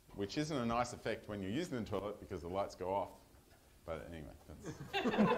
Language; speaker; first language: English; native; English